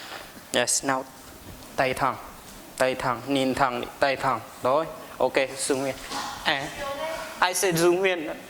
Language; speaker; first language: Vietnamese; non-native, learner; Hindi